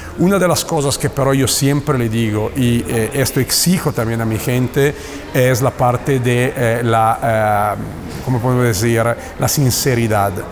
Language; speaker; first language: Spanish; non-native, fluent; Italian